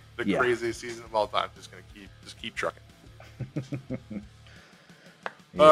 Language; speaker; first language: English; native; English